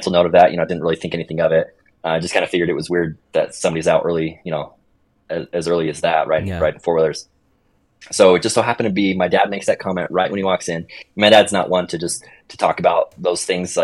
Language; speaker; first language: English; native; English